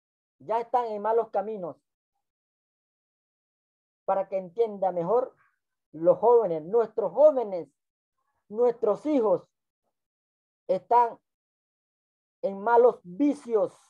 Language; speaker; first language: Spanish; non-native, local second language; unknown